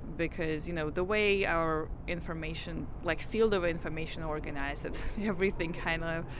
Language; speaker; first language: English; non-native, fluent; Russian